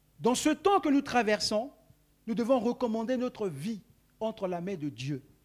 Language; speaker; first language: French; non-native, local second language; Sango